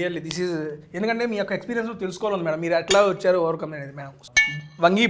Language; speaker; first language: Telugu; native; Telugu